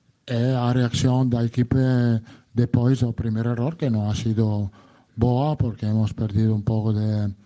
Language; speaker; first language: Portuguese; non-native, learner; Italian